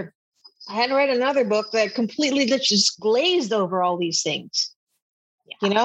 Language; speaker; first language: English; non-native, local second language; Filipino